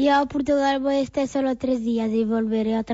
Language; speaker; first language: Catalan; non-native, learner; Portuguese